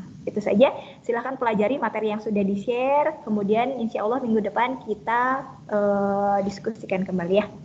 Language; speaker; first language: Indonesian; native; Indonesian